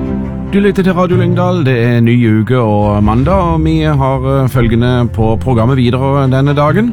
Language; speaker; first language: Norwegian; native; Norwegian